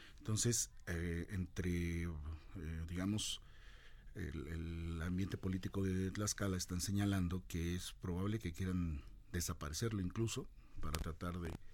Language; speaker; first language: Spanish; native; Spanish